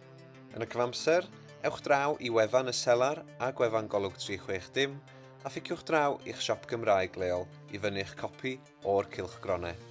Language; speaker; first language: Welsh; native; Welsh